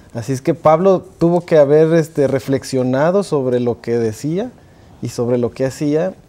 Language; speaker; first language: Spanish; native; Spanish